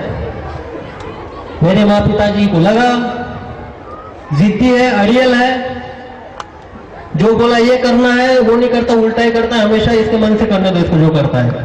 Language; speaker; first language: Hindi; non-native, local second language; Marathi